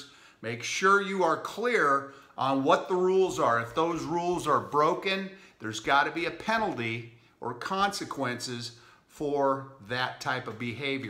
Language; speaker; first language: English; native; English